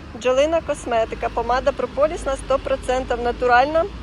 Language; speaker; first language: Ukrainian; non-native, local second language; Russian